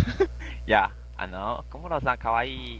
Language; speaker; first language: Japanese; non-native, learner; Chinese